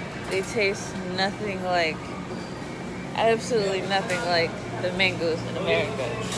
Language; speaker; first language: English; native; English